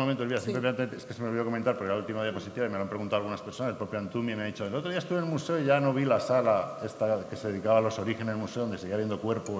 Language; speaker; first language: Spanish; native; Spanish